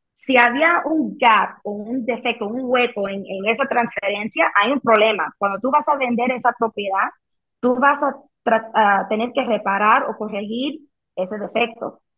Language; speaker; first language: Spanish; early bilingual, heritage; Spanish